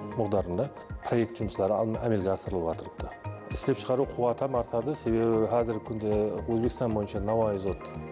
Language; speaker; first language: Uzbek; non-native, local second language; Kara-Kalpak